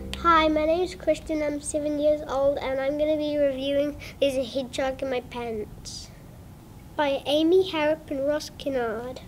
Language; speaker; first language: English; native; English